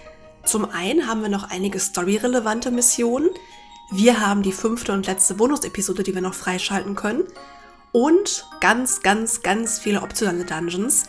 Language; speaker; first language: German; native; German